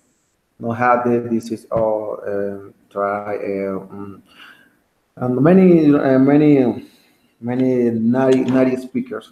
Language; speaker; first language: English; non-native, learner; Spanish